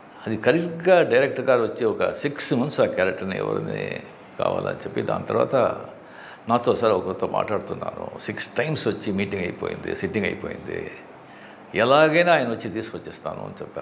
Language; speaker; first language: Telugu; non-native, local second language; Marathi